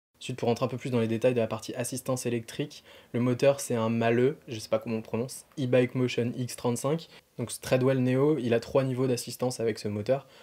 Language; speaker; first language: French; native; French